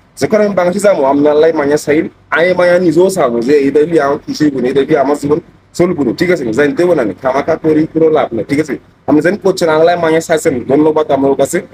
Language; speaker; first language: Bangla; non-native, fluent; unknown